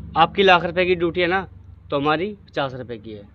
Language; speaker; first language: Hindi; native; Hindi